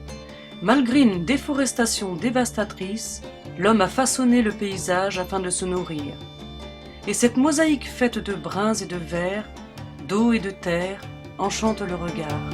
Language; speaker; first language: French; native; French